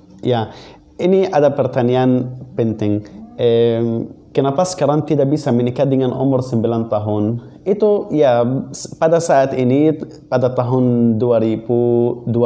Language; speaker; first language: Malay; non-native, fluent; Arabic